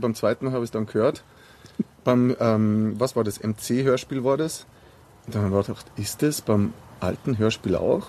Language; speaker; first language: German; native; German